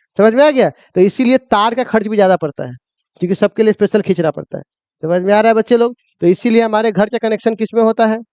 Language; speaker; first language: Hindi; native; Hindi